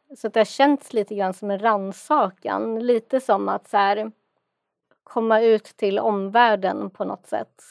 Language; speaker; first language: Swedish; native; Swedish